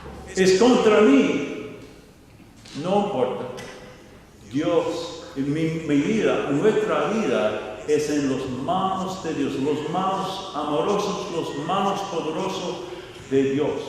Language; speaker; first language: Spanish; non-native, fluent; English